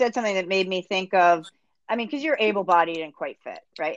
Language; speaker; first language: English; native; English